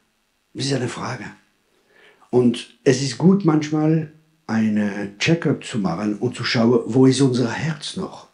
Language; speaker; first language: German; non-native, fluent; French